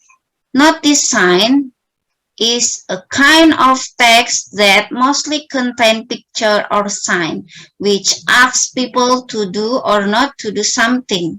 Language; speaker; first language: English; non-native, learner; Indonesian